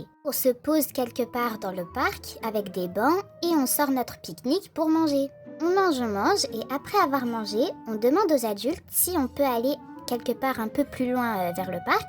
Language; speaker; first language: French; native; French